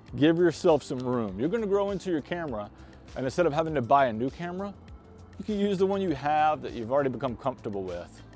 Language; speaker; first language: English; native; English